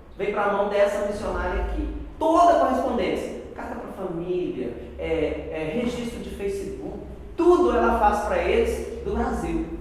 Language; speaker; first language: Portuguese; native; Portuguese